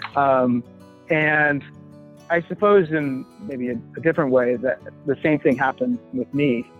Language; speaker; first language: English; native; English